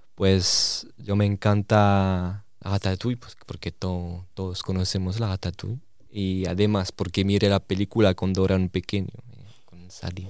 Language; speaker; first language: Spanish; early bilingual, heritage; Spanish